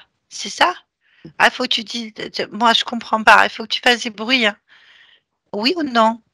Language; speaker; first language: French; native; French